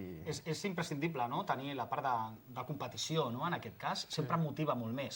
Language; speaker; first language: Catalan; native; Catalan